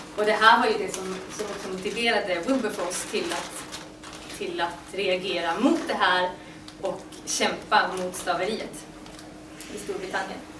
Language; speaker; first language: Swedish; native; Swedish